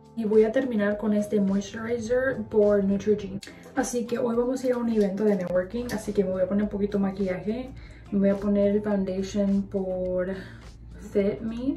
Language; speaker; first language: Spanish; early bilingual, heritage; Spanish